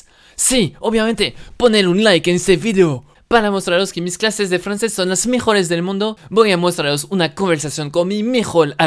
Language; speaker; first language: Spanish; non-native, fluent; French